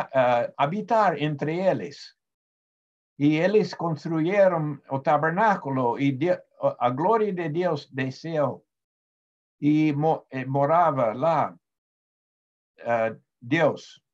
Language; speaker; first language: Portuguese; non-native, fluent; Spanish